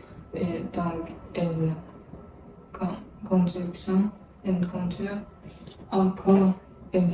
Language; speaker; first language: French; non-native, learner; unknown